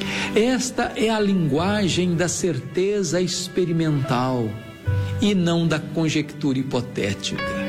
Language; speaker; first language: Portuguese; native; Portuguese